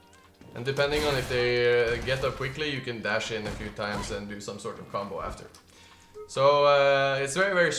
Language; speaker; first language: English; non-native, fluent; Norwegian